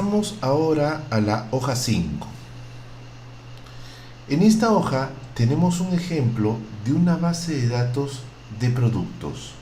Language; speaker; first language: Spanish; native; Spanish